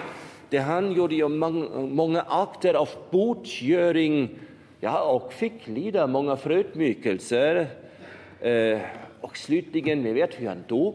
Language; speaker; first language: Swedish; non-native, fluent; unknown